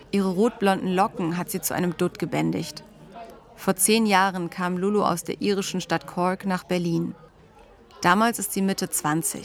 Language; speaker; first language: German; native; German